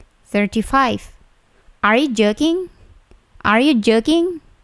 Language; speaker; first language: English; non-native, fluent; Indonesian